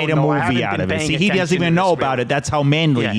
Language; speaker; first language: English; native; English